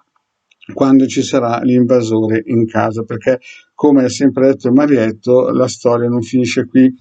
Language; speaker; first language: Italian; native; Italian